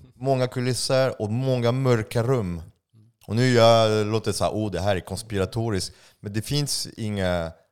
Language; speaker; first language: Swedish; non-native, fluent; French